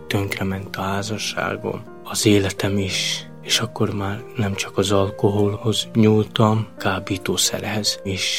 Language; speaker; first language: Hungarian; non-native, local second language; Romany